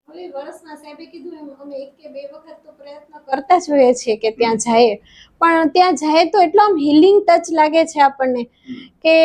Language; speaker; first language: Gujarati; native; Gujarati